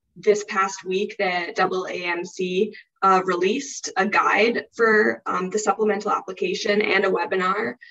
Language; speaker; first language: English; native; English